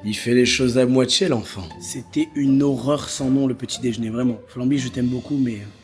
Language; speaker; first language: French; native; French